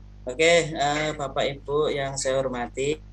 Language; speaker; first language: Indonesian; native; Indonesian